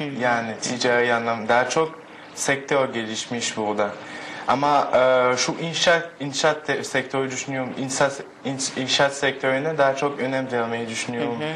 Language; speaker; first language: Turkish; non-native, fluent; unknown